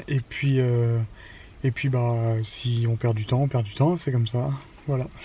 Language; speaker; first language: French; native; French